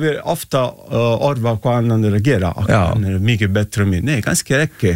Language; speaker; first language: Icelandic; non-native, learner; Italian